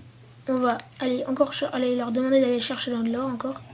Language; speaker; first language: French; native; French